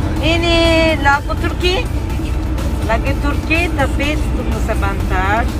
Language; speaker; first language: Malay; non-native, learner; Turkish